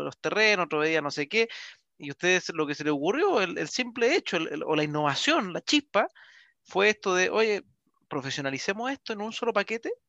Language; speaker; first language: Spanish; native; Spanish